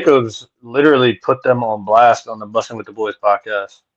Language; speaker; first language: English; native; English